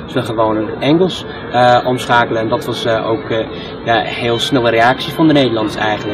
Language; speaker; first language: Dutch; non-native, fluent; English